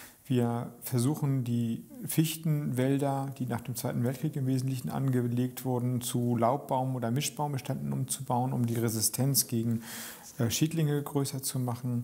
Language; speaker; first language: German; native; German